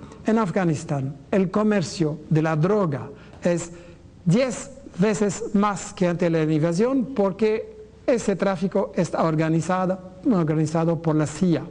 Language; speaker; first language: Spanish; non-native, fluent; French